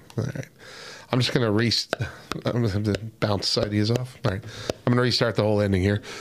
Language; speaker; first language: English; native; English